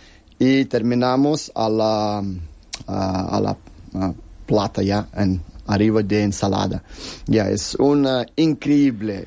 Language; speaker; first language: Spanish; non-native, learner; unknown